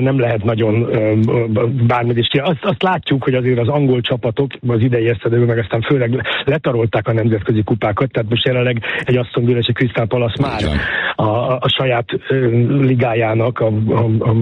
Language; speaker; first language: Hungarian; native; Hungarian